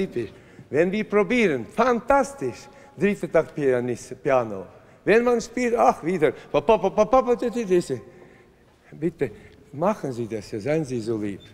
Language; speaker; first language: German; non-native, fluent; Latvian